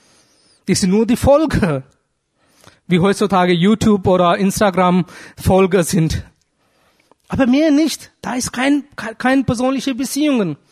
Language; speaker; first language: German; non-native, fluent; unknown